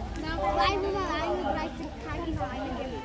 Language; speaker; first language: German; non-native, learner; Bangla